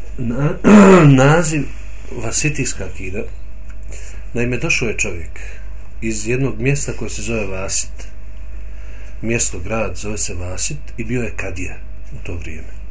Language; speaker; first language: Bosnian; native; Bosnian